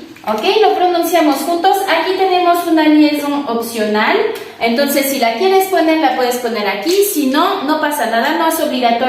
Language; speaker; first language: Spanish; non-native, fluent; French